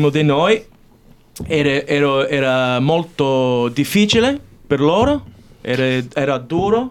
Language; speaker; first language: Italian; early bilingual, heritage; English